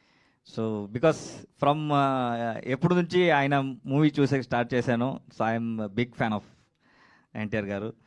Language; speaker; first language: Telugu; non-native, learner; Kannada